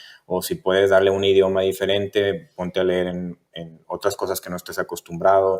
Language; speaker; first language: Spanish; native; Spanish